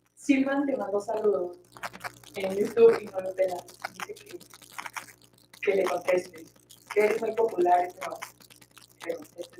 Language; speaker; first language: Spanish; native; Spanish